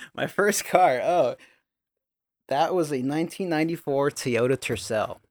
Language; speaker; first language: English; native; English